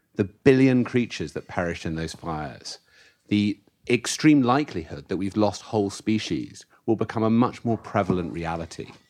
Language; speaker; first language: English; native; English